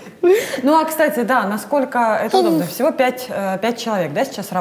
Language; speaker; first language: Russian; native; Russian